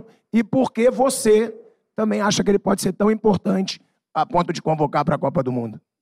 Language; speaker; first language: Portuguese; native; Portuguese